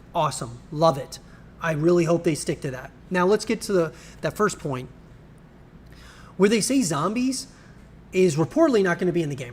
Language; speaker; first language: English; native; English